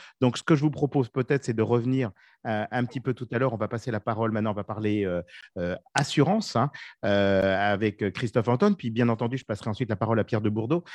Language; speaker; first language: French; native; French